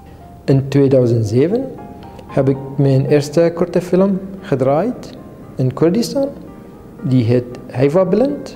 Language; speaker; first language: Dutch; non-native, learner; Kurdish